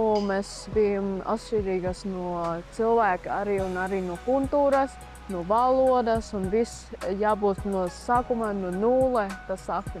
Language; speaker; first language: Latvian; early bilingual, other home language; Vietnamese